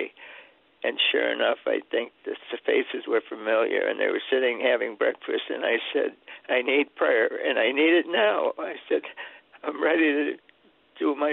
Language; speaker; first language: English; early bilingual, other home language; Swedish